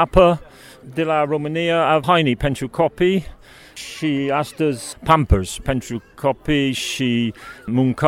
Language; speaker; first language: Romanian; non-native, learner; English